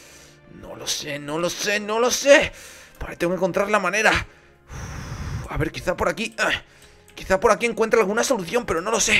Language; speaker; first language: Spanish; native; Spanish